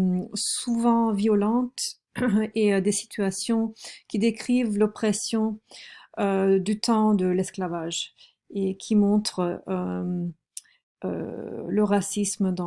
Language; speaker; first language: French; non-native, fluent; German